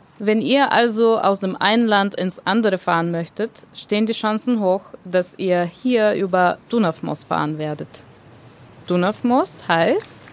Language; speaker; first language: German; non-native, fluent; Bulgarian